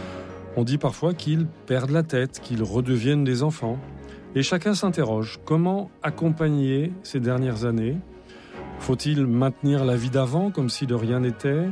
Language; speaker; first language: French; native; French